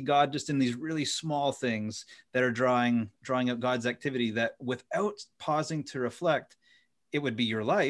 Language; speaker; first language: English; native; English